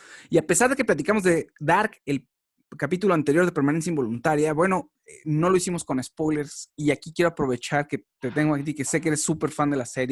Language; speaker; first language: Spanish; native; Spanish